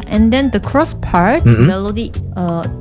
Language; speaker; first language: English; non-native, learner; Korean